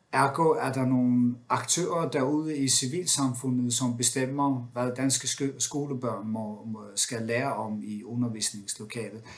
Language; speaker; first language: Danish; non-native, local second language; Faroese